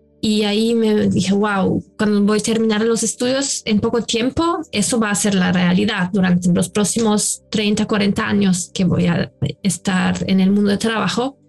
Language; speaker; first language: Spanish; non-native, fluent; German